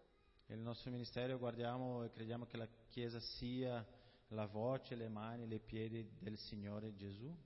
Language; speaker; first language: Italian; non-native, fluent; Portuguese